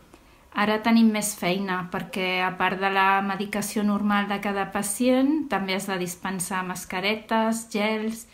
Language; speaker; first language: Catalan; native; Catalan